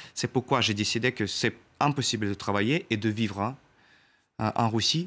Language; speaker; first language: French; non-native, learner; Russian